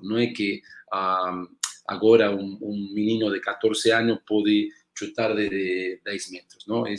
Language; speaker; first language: Spanish; non-native, learner; Portuguese